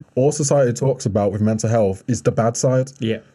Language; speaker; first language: English; native; English